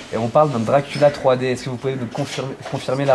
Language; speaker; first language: French; native; French